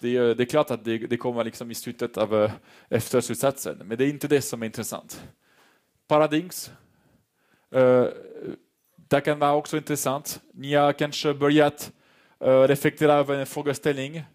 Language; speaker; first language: Swedish; non-native, fluent; French